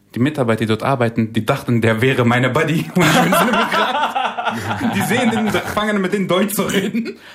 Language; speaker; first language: German; non-native, fluent; Persian